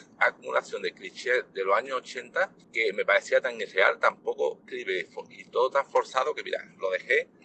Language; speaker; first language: Spanish; native; Spanish